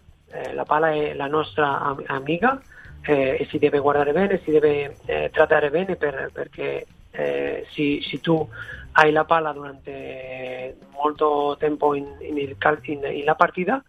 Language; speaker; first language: Italian; non-native, fluent; Spanish